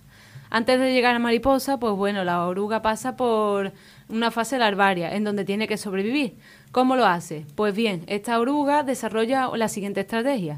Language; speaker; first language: Spanish; native; Spanish